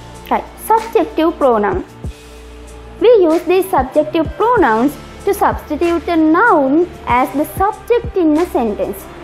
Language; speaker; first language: English; non-native, local second language; Sinhala